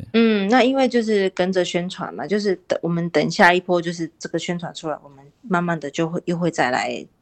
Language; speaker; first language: Chinese; native; Chinese